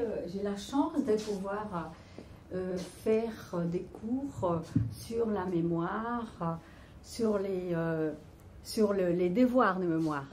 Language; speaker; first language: French; non-native, fluent; Spanish